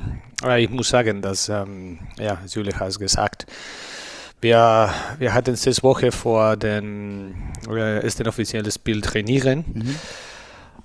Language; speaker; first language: German; non-native, learner; Spanish